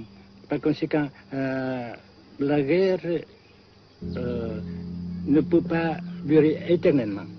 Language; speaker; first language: French; non-native, local second language; Vietnamese